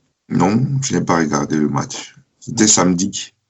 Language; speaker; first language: French; non-native, fluent; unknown